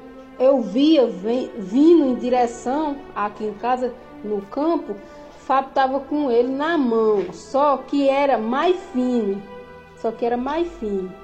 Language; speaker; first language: Portuguese; native; Portuguese